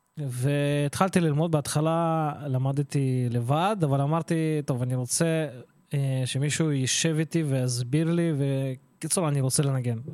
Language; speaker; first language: Hebrew; early bilingual, other home language; Russian